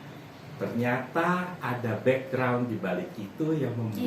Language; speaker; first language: Indonesian; native; Indonesian